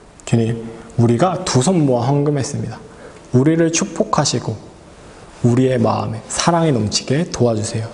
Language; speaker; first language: Korean; native; Korean